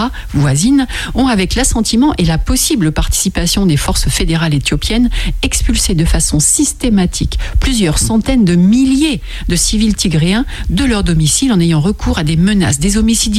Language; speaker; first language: French; native; French